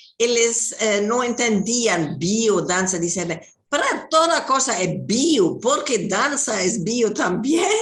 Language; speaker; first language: Spanish; non-native, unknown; German